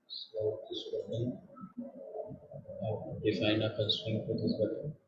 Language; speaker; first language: English; non-native, fluent; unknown